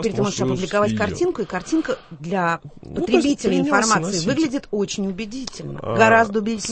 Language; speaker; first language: Russian; native; Russian